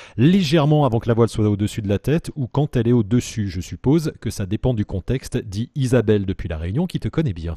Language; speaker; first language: French; native; French